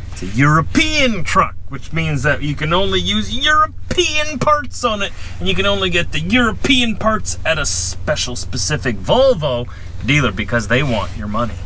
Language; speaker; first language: English; native; English